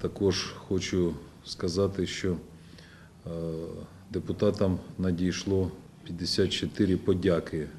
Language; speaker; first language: Ukrainian; non-native, local second language; Russian